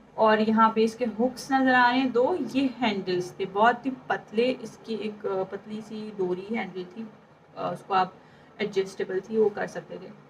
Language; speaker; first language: Urdu; native; Urdu